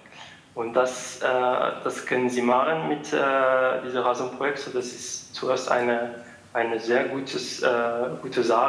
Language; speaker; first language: German; non-native, fluent; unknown